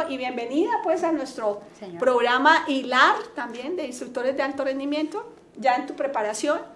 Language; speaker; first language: Spanish; native; Spanish